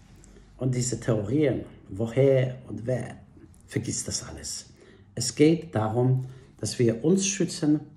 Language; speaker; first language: German; non-native, fluent; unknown